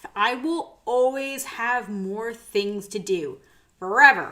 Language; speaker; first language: English; native; English